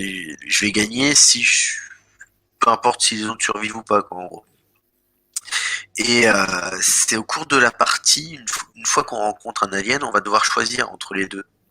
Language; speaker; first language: French; native; French